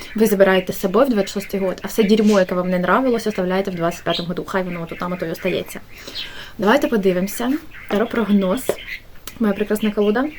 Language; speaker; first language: Ukrainian; native; Ukrainian